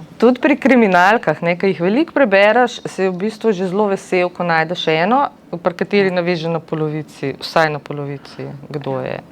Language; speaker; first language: Slovenian; native; Slovenian